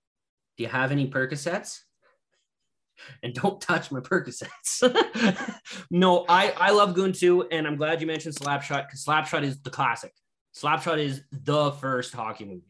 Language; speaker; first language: English; native; English